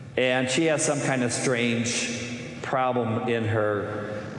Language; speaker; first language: English; native; English